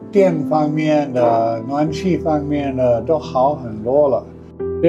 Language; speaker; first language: Chinese; non-native, fluent; English